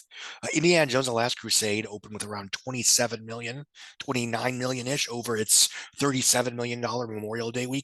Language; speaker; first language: English; native; English